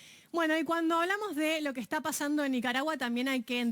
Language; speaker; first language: Spanish; native; Spanish